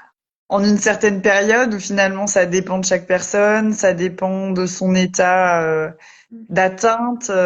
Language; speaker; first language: French; native; French